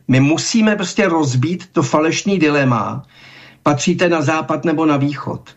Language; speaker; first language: Czech; native; Czech